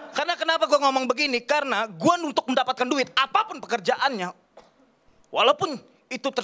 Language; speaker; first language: Indonesian; native; Indonesian